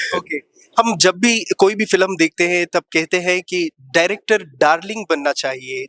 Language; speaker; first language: Hindi; non-native, local second language; Kannada